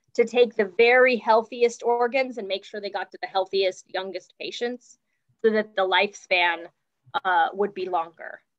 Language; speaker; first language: English; native; English